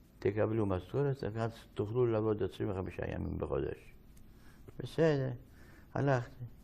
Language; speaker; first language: Hebrew; non-native, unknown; Yiddish